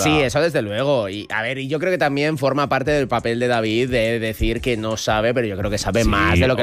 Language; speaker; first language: Spanish; native; Spanish